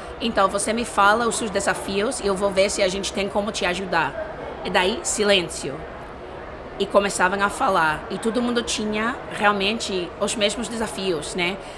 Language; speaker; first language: Portuguese; non-native, fluent; English